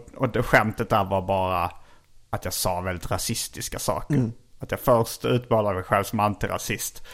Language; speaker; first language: Swedish; native; Swedish